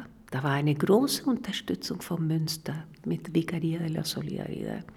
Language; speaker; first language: German; non-native, fluent; Spanish